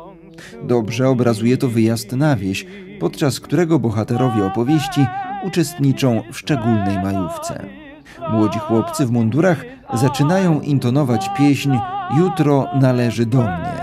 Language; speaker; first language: Polish; native; Polish